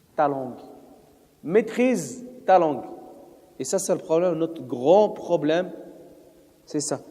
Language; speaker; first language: French; non-native, local second language; Arabic